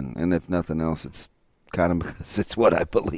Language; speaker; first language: English; native; English